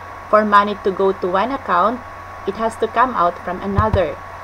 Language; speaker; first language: English; non-native, local second language; Filipino